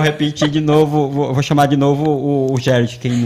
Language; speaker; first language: Portuguese; native; Portuguese